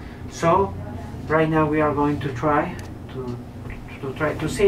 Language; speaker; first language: English; non-native, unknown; Spanish